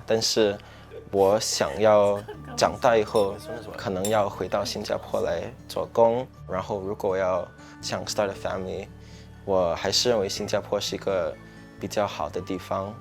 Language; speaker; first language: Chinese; non-native, local second language; English